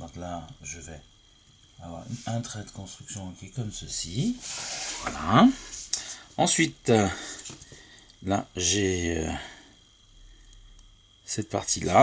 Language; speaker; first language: French; native; French